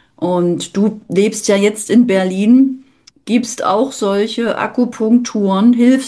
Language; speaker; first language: German; native; German